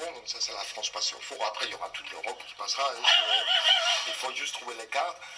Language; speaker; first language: French; non-native, fluent; Spanish